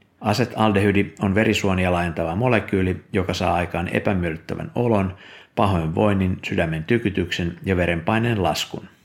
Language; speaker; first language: Finnish; native; Finnish